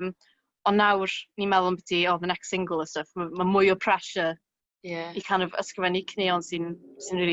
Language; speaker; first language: Welsh; native; Welsh